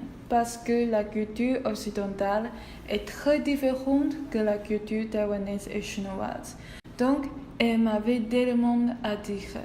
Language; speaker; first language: French; non-native, learner; Chinese